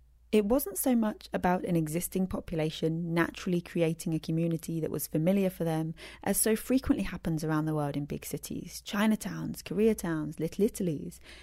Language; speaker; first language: English; native; English